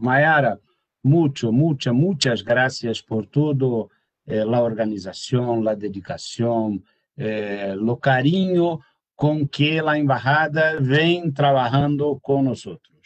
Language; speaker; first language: Spanish; non-native, learner; Portuguese